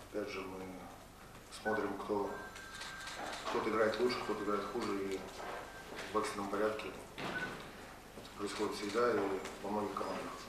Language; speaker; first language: Russian; native; Russian